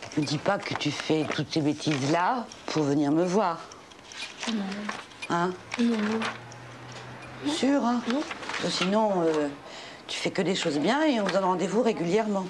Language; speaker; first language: French; native; French